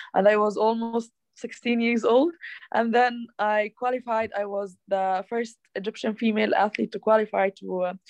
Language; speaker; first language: English; non-native, fluent; Arabic